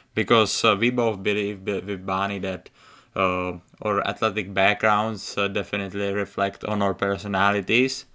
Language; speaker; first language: English; non-native, fluent; Czech